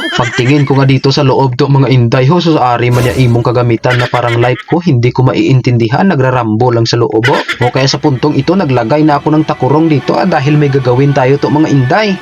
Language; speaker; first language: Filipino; non-native, local second language; Hiligaynon